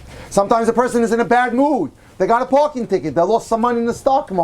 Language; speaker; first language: English; native; English